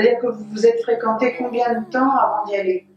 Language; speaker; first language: French; native; French